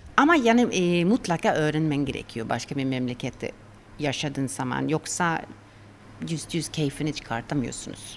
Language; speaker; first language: Turkish; non-native, fluent; Swedish